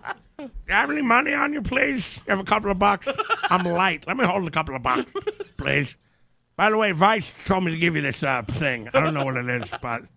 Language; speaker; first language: English; native; English